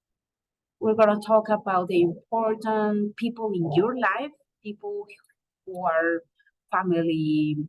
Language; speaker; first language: English; non-native, fluent; Spanish